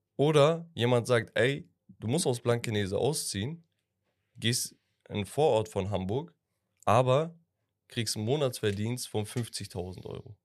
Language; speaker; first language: German; early bilingual, other home language; Turkish